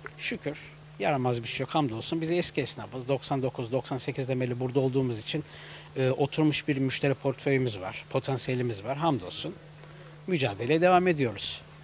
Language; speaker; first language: Turkish; native; Turkish